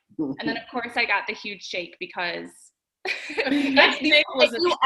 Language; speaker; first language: English; native; English